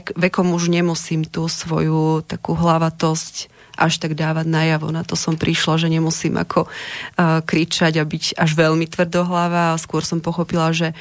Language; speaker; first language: Slovak; native; Slovak